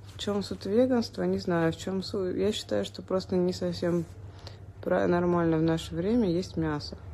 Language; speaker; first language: Russian; native; Russian